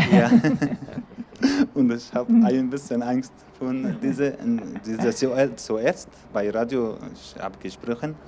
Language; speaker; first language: German; non-native, learner; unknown